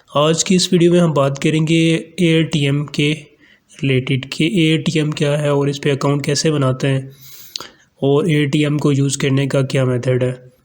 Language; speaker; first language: Urdu; non-native, local second language; Punjabi